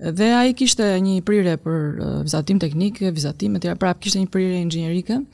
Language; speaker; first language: Albanian; native; Albanian